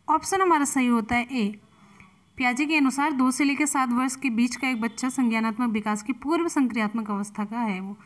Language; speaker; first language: Hindi; native; Hindi